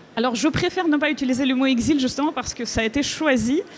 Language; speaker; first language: French; non-native, fluent; Ukrainian